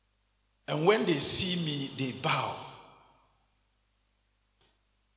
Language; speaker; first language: English; non-native, local second language; Akan